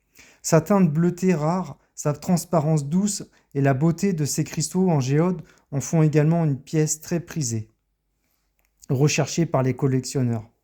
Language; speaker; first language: French; native; French